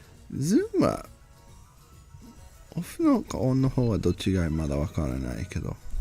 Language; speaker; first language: Japanese; non-native, learner; English